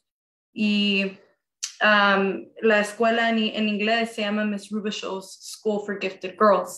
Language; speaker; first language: Spanish; early bilingual, heritage; Spanish